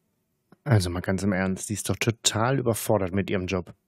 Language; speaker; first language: German; native; German